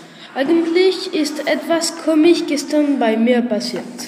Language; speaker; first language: German; non-native, learner; French